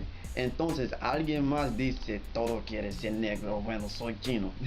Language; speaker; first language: Spanish; non-native, learner; English